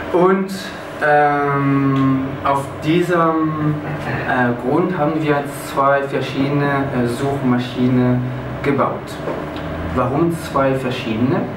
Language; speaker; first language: German; non-native, fluent; French